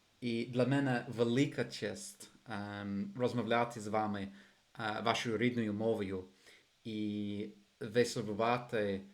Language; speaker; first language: Ukrainian; non-native, fluent; English